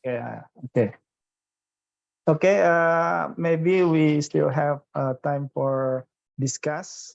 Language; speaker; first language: English; non-native, fluent; Indonesian